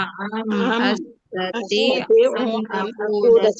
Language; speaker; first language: Arabic; non-native, learner; Indonesian